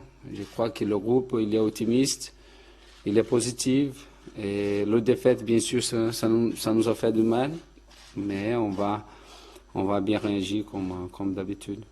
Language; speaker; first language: French; non-native, fluent; Portuguese